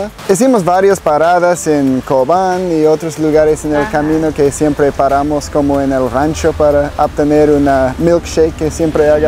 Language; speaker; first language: Spanish; non-native, learner; English